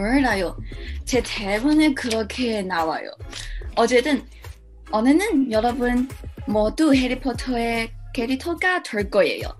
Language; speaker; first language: Korean; non-native, learner; English